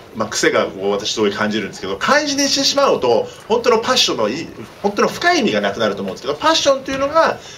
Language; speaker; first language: Japanese; early bilingual, heritage; Japanese